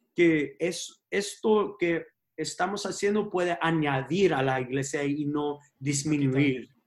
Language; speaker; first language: Spanish; early bilingual, heritage; Spanish